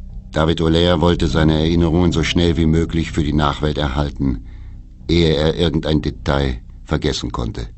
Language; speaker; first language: German; native; German